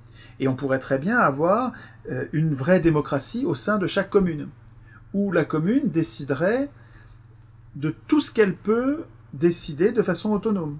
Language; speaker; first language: French; native; French